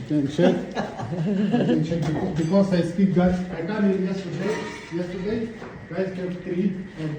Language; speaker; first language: English; non-native, learner; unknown